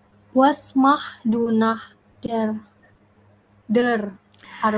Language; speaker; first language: German; non-native, learner; Indonesian